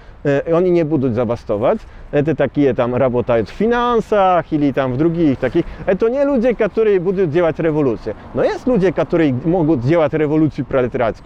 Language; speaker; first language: Russian; non-native, learner; Polish